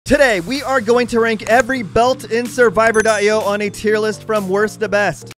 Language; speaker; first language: English; native; English